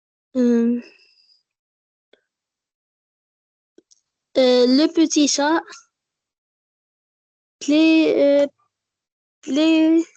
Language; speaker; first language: French; non-native, learner; Arabic